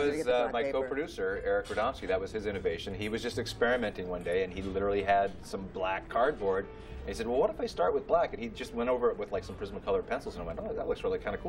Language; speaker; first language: English; native; English